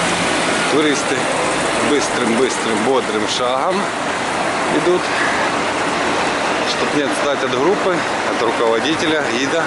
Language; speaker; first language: Russian; native; Russian